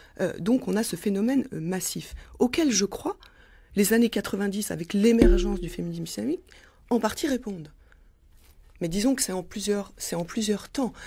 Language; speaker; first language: French; native; French